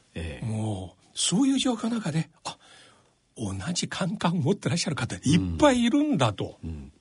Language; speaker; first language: Japanese; non-native, fluent; Chinese